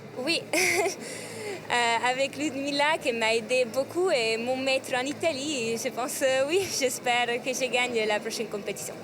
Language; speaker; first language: French; non-native, learner; Italian